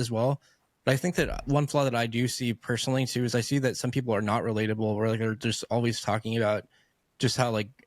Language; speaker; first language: English; native; English